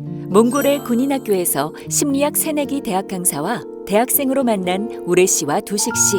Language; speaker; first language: Korean; native; Korean